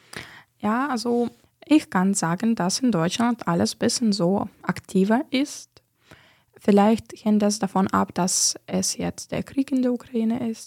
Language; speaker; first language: German; non-native, fluent; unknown